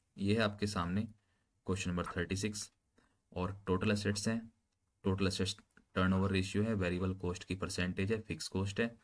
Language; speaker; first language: Hindi; native; Hindi